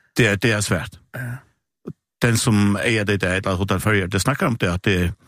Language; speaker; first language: Danish; non-native, local second language; Faroese